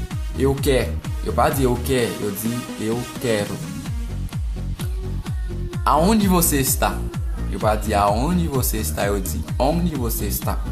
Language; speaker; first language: Portuguese; non-native, learner; Haitian Creole